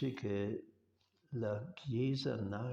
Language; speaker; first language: Italian; non-native, local second language; German